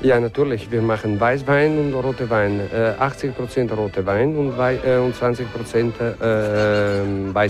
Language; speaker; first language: German; non-native, learner; Italian